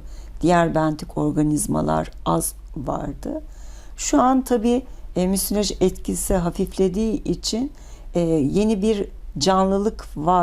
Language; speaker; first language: Turkish; native; Turkish